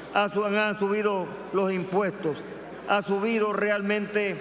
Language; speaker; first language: Spanish; native; Spanish